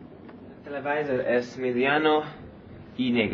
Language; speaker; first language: Spanish; non-native, learner; English